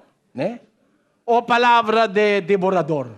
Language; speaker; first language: Portuguese; non-native, learner; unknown